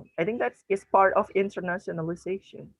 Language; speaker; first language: English; non-native, learner; Indonesian